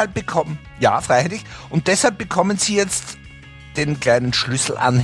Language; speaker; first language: German; native; German